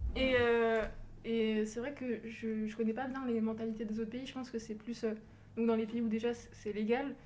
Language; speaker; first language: French; early bilingual, other home language; Portuguese